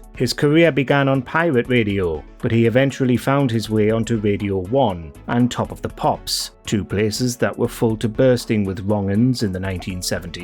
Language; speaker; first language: English; native; English